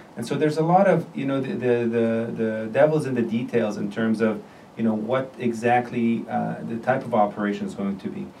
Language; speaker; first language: English; non-native, fluent; Arabic